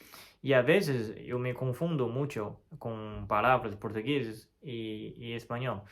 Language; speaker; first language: Spanish; non-native, fluent; Chinese